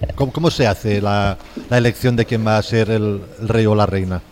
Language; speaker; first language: Spanish; non-native, local second language; Catalan